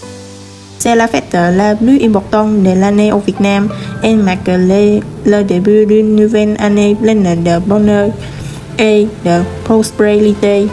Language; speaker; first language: French; non-native, learner; Vietnamese